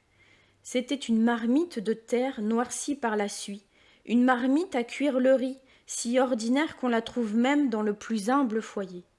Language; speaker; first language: French; native; French